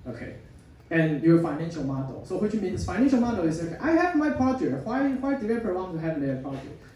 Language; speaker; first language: English; non-native, fluent; Chinese